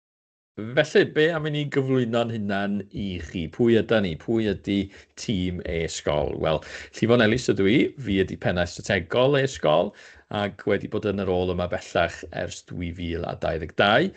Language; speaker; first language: Welsh; native; Welsh